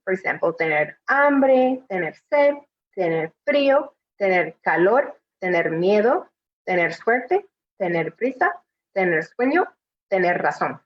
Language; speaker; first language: Spanish; non-native, fluent; English